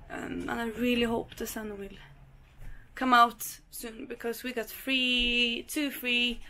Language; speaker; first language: English; non-native, fluent; Swedish